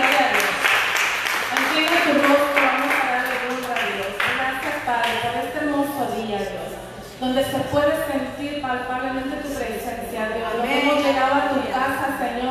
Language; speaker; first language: Spanish; native; Spanish